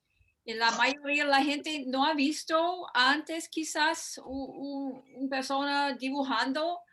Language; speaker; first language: Spanish; non-native, fluent; English